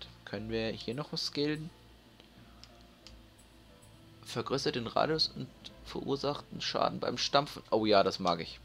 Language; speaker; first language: German; native; German